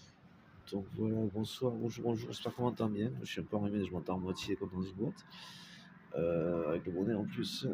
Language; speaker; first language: French; native; French